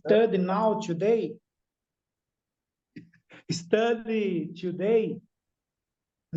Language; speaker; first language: English; non-native, learner; Portuguese